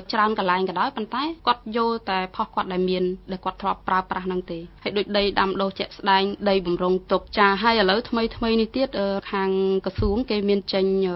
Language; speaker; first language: Khmer; non-native, local second language; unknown